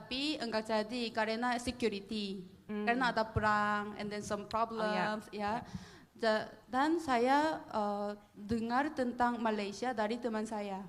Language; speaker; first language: Indonesian; non-native, fluent; Korean